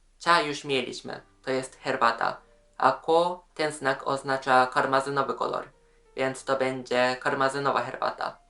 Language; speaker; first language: Polish; non-native, fluent; Japanese